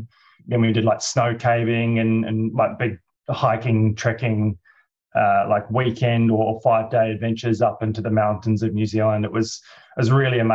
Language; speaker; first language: English; native; English